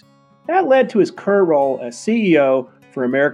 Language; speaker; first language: English; native; English